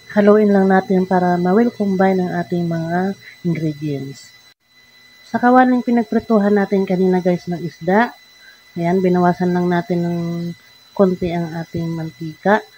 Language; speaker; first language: Filipino; non-native, local second language; Cebuano